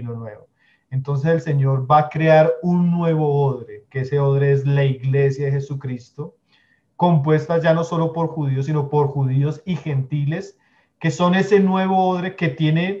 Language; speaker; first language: Spanish; native; Spanish